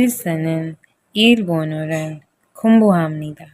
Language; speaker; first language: Korean; non-native, fluent; Hindi